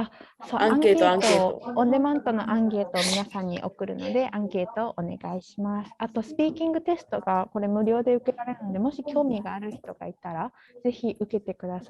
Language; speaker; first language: Japanese; native; Japanese